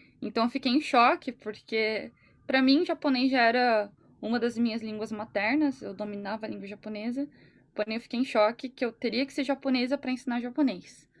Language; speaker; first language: Portuguese; native; Portuguese